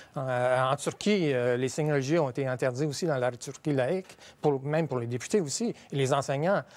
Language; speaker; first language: French; native; French